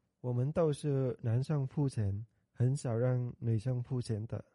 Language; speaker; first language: Chinese; non-native, learner; Vietnamese